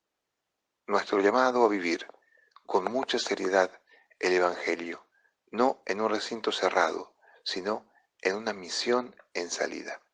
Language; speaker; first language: Spanish; non-native, fluent; Italian